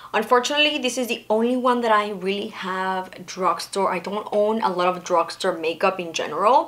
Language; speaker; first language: English; non-native, fluent; Spanish